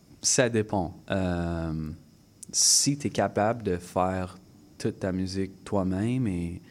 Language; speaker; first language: French; non-native, local second language; English